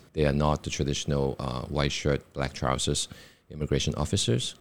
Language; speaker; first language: English; non-native, local second language; Cantonese